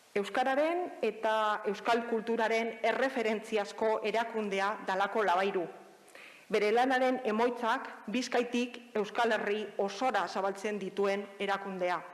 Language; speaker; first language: Basque; native; Basque